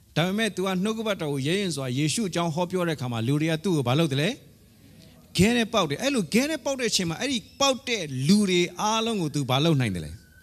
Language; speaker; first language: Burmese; non-native, local second language; Hakha Chin